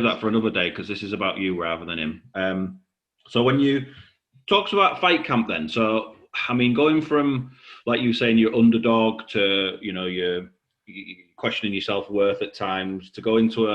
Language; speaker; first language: English; native; English